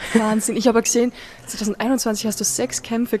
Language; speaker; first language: German; native; German